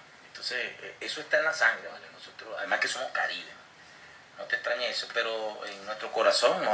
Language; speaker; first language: Spanish; native; Spanish